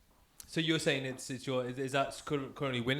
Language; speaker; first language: English; native; English